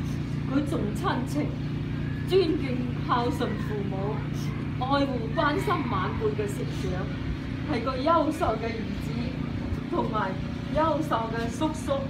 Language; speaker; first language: Cantonese; native; Cantonese